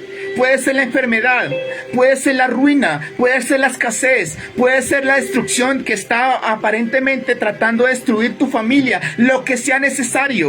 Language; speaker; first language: Spanish; native; Spanish